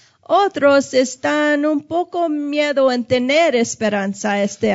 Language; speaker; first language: Spanish; non-native, fluent; English